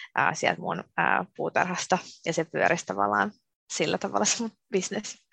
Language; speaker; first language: Finnish; native; Finnish